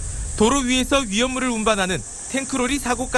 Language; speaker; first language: Korean; native; Korean